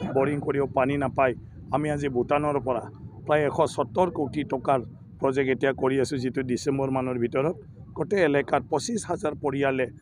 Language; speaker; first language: Assamese; native; Assamese